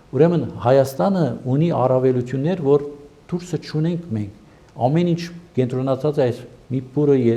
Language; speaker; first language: Armenian; early bilingual, heritage; Armenian